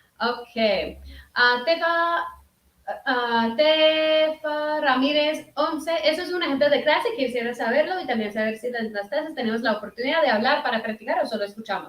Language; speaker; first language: Spanish; early bilingual, heritage; Spanish